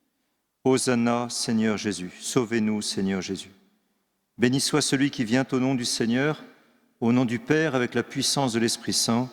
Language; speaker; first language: French; native; French